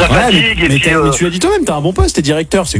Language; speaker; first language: French; native; French